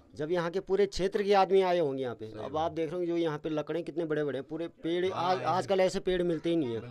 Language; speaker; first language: Hindi; non-native, local second language; Garhwali